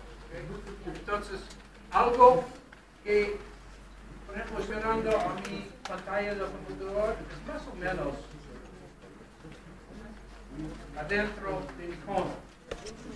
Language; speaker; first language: Spanish; non-native, fluent; English